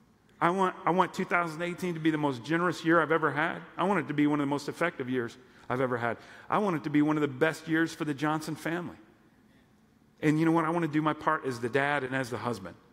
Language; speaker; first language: English; native; English